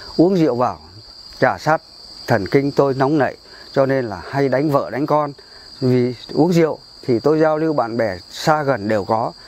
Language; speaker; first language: Vietnamese; non-native, local second language; Tày